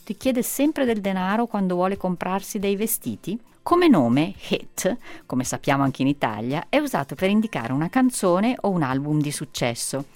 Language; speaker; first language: Italian; native; Italian